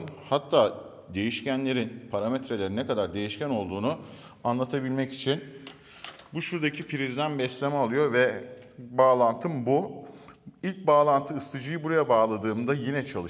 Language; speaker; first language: Turkish; native; Turkish